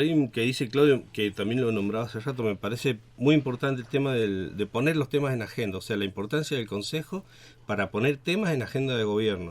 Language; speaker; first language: Spanish; native; Spanish